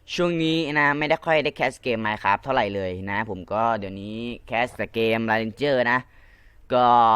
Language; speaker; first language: Thai; non-native, local second language; Lao